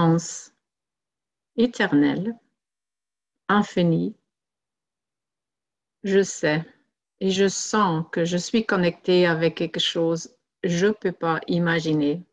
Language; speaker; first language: French; non-native, fluent; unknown